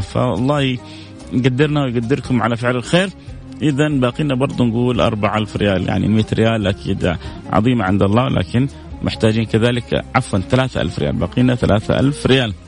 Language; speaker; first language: Arabic; native; Arabic